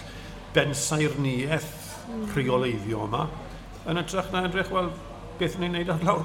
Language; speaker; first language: Welsh; native; Welsh